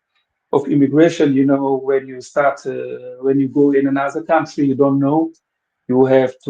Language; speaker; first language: English; non-native, fluent; Wolof